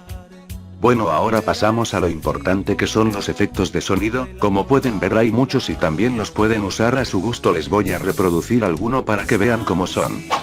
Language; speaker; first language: Spanish; native; Spanish